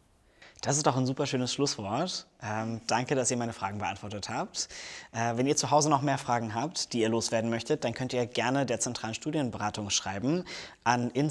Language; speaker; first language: German; native; German